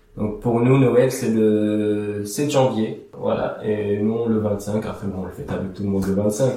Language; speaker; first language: French; early bilingual, other home language; Assyrian Neo-Aramaic